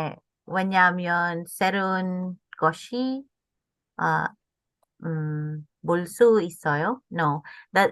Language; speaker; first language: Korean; non-native, learner; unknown